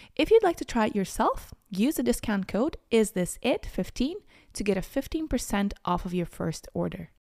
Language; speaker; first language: English; non-native, fluent; Latvian